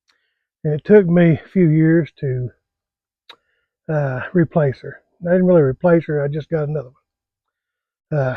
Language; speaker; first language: English; native; English